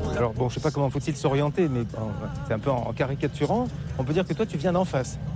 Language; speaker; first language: French; native; French